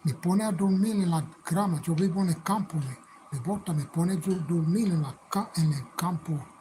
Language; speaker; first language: Spanish; non-native, fluent; English